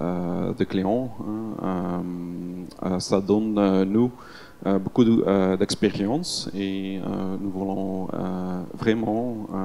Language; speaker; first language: French; non-native, local second language; Dutch